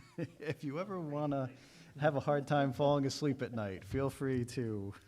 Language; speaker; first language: English; native; English